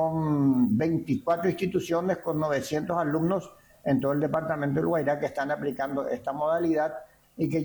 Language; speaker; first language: Spanish; native; Spanish